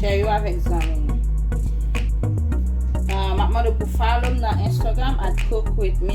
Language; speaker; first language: French; non-native, local second language; Haitian Creole